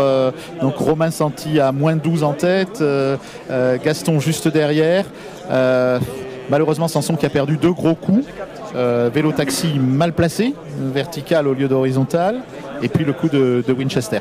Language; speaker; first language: French; native; French